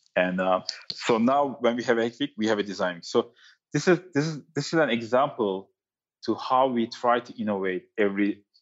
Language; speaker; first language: English; non-native, fluent; Turkish